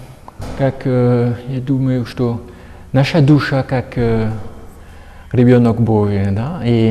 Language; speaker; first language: Russian; non-native, fluent; French